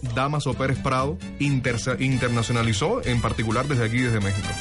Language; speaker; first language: Spanish; native; Spanish